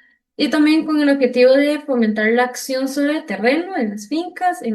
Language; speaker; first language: Spanish; native; Spanish